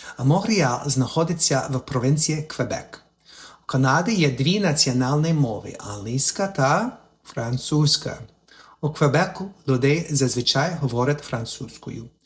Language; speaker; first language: Ukrainian; non-native, learner; English